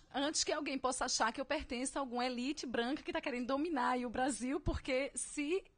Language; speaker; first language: Portuguese; native; Portuguese